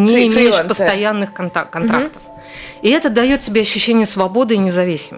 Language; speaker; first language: Russian; native; Russian